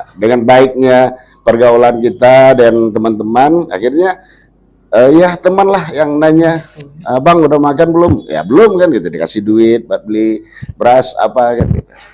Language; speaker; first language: Indonesian; non-native, local second language; Minangkabau